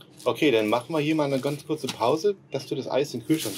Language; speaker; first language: German; native; German